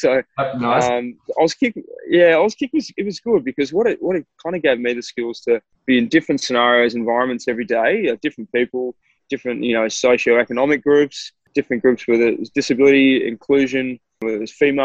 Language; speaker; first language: English; native; English